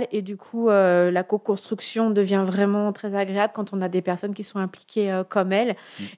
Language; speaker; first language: French; native; French